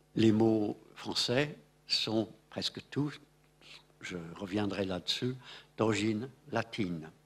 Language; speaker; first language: French; non-native, fluent; English